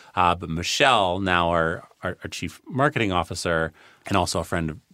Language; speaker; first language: English; native; English